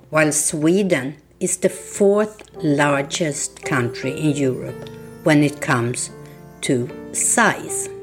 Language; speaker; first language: English; non-native, fluent; Swedish